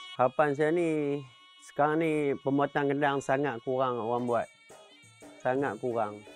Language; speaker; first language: Malay; native; Malay